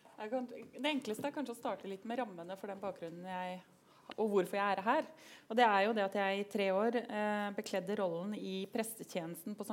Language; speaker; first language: Norwegian; native; Norwegian